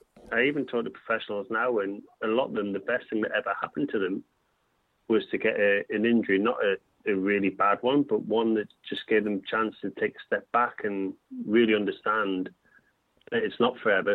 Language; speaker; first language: English; native; English